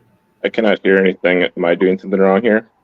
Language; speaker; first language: English; native; English